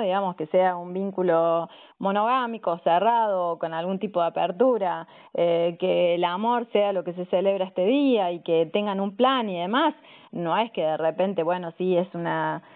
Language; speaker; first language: Spanish; native; Spanish